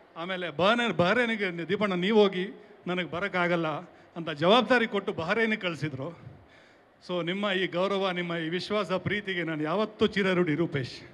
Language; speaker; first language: Kannada; non-native, local second language; Tulu